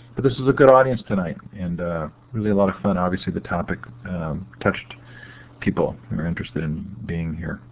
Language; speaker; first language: English; native; English